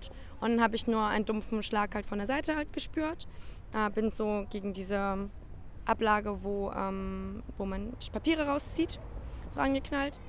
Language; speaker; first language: German; native; German